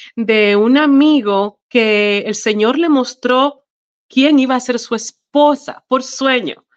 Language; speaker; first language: Spanish; native; Spanish